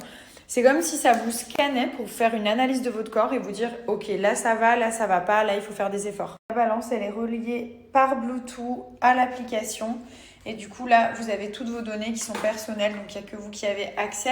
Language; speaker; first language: French; native; French